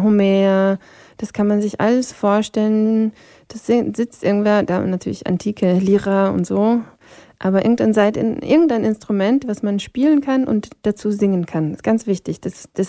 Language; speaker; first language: German; non-native, local second language; Polish